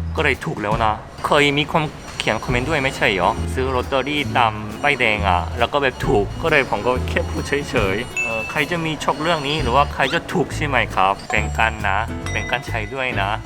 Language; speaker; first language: Thai; non-native, fluent; Korean